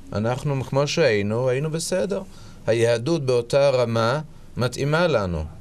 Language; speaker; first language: Hebrew; native; Hebrew